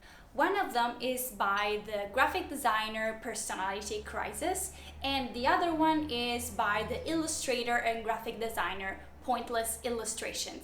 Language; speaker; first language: English; non-native, fluent; Italian